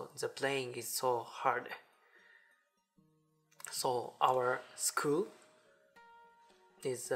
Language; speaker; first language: English; non-native, learner; Japanese